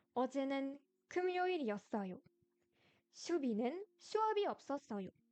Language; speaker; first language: Korean; non-native, fluent; French